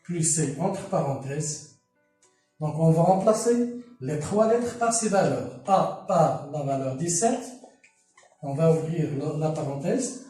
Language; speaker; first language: French; non-native, local second language; Arabic